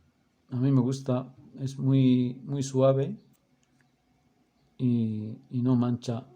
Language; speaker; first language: Spanish; non-native, fluent; Arabic